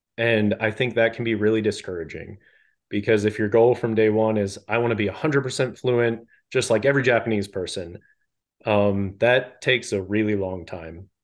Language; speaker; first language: English; native; English